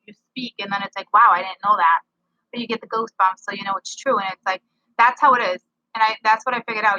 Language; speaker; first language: English; native; English